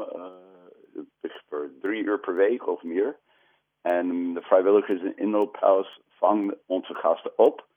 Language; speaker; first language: Dutch; non-native, fluent; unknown